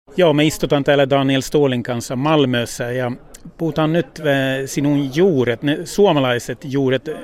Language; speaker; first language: Finnish; early bilingual, heritage; Swedish